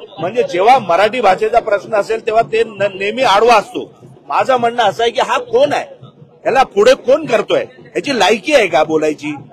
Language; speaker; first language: Marathi; non-native, local second language; Gujarati